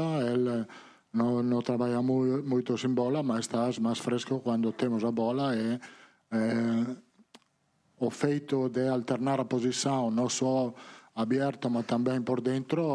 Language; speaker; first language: Portuguese; non-native, learner; Italian